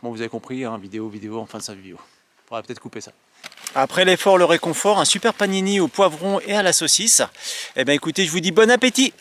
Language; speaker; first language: French; native; French